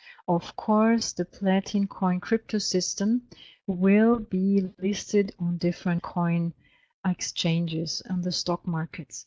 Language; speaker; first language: English; non-native, fluent; German